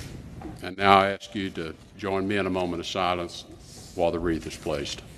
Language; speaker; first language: English; native; English